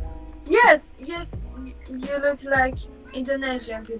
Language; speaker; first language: English; non-native, learner; Persian